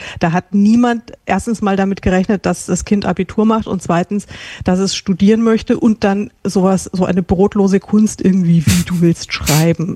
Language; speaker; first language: German; native; German